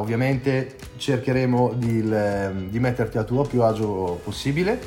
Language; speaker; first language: Italian; native; Italian